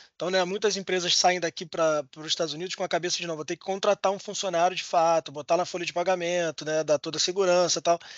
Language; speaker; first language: Portuguese; native; Portuguese